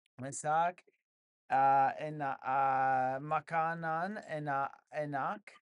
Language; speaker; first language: Indonesian; non-native, learner; English